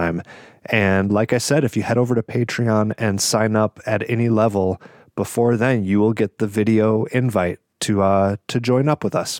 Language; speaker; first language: English; native; English